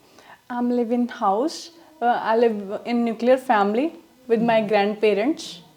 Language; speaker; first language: English; non-native, learner; Punjabi